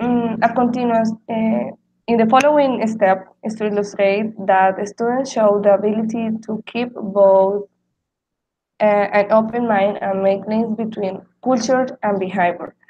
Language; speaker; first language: English; non-native, learner; Spanish